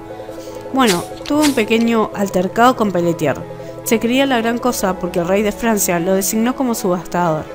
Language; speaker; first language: Spanish; native; Spanish